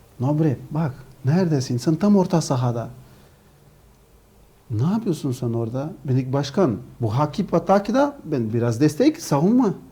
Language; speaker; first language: Turkish; non-native, learner; Portuguese